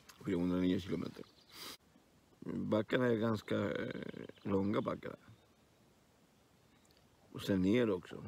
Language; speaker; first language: Swedish; non-native, learner; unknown